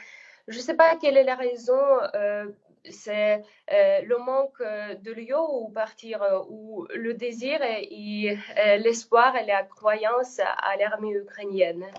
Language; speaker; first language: French; non-native, fluent; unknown